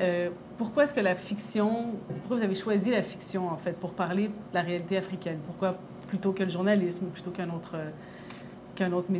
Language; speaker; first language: French; native; French